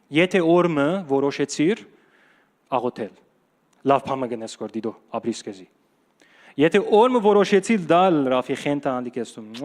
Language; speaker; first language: Armenian; early bilingual, heritage; Armenian